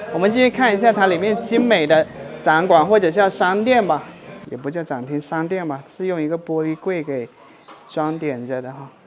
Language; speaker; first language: Chinese; native; Chinese